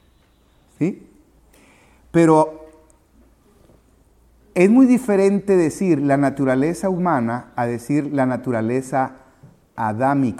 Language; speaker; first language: Spanish; native; Spanish